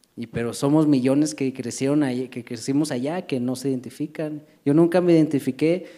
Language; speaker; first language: Spanish; early bilingual, heritage; Spanish